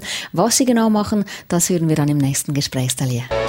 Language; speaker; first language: German; native; German